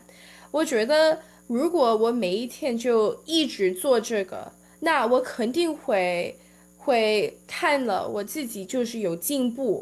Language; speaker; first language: Chinese; early bilingual, heritage; Chinese